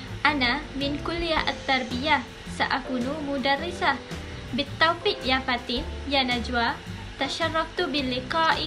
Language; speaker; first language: Arabic; non-native, learner; Malay